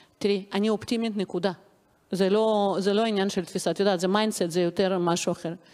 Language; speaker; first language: Hebrew; non-native, fluent; Russian